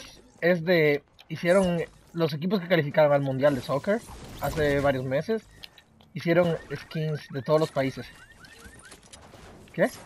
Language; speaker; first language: Spanish; early bilingual, heritage; Spanish